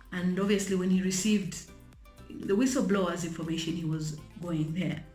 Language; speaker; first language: English; non-native, local second language; Bemba